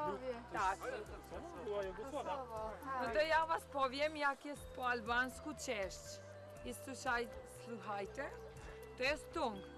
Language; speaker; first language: Polish; non-native, learner; Albanian